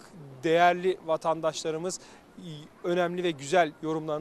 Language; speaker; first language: Turkish; native; Turkish